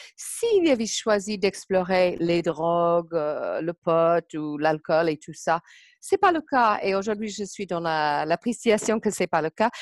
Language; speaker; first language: French; non-native, fluent; English